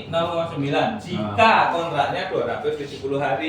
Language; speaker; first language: Indonesian; native; Indonesian